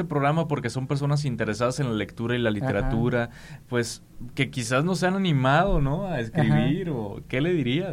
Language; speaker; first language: Spanish; native; Spanish